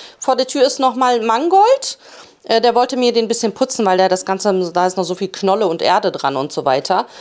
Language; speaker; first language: German; early bilingual, other home language; Polish